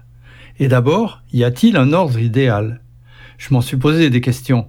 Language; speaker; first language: French; native; French